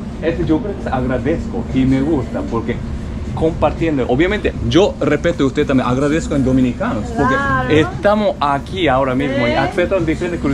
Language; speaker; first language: Spanish; non-native, learner; Chinese